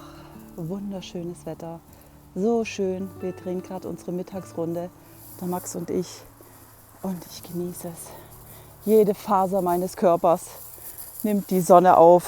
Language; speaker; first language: German; native; German